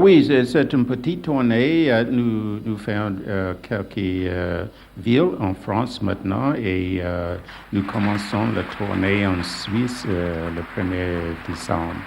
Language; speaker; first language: French; non-native, learner; English